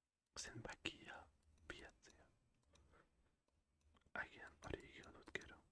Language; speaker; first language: Basque; non-native, learner; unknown